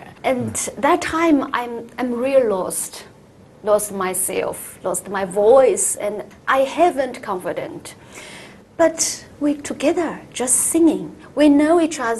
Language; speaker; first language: English; non-native, learner; Chinese